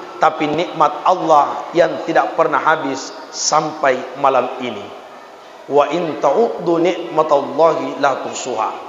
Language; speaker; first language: Malay; non-native, local second language; Buginese